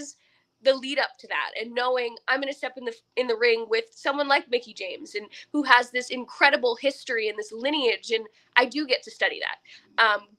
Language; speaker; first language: English; native; English